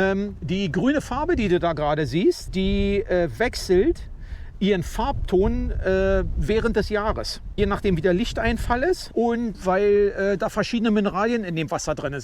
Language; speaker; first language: German; native; German